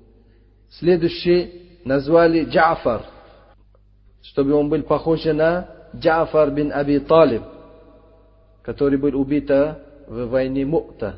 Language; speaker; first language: Russian; non-native, fluent; Uzbek